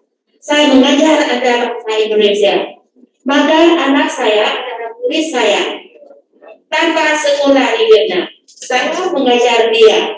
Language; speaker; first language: Indonesian; non-native, fluent; Vietnamese